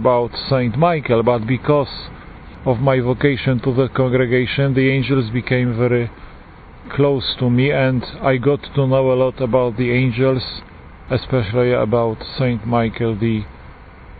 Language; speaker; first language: English; non-native, fluent; Polish